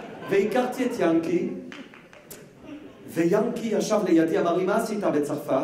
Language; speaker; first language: Hebrew; non-native, fluent; French